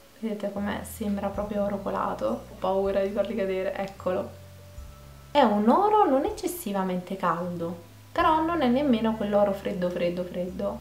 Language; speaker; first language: Italian; native; Italian